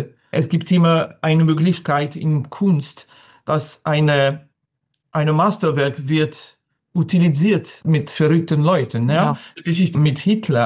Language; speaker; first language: German; non-native, fluent; French